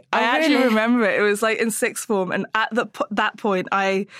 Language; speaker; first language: English; native; English